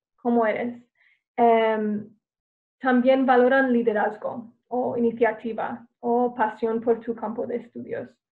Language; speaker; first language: Spanish; non-native, fluent; English